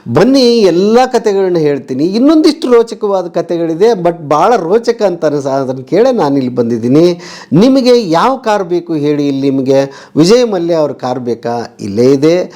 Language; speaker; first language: Kannada; native; Kannada